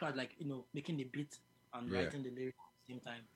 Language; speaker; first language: English; non-native, local second language; Yoruba